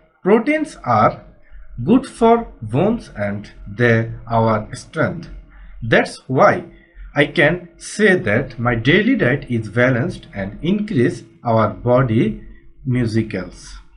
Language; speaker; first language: English; non-native, local second language; Bangla